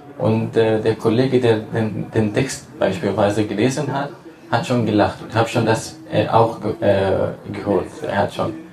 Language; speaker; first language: German; non-native, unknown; Arabic